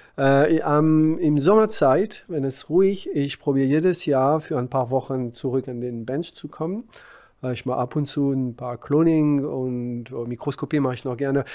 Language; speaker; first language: German; non-native, fluent; French